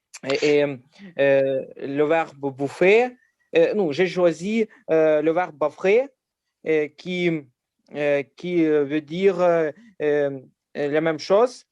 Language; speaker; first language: French; non-native, learner; Ukrainian